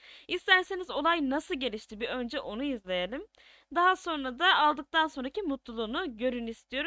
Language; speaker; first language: Turkish; native; Turkish